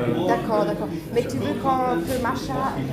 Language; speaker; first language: French; non-native, fluent; German